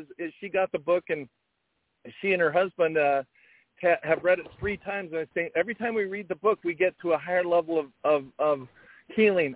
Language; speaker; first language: English; native; English